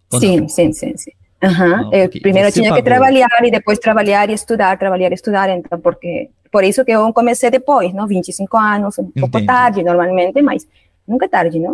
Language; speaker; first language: Portuguese; non-native, learner; Spanish